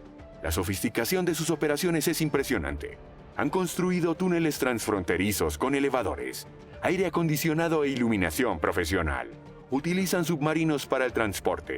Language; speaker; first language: Spanish; native; Spanish